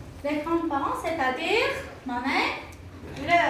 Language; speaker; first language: French; non-native, learner; Armenian